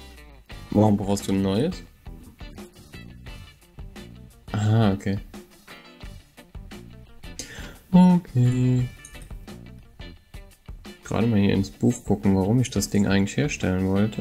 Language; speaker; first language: German; native; German